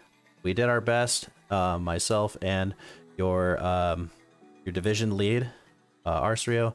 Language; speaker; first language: English; native; English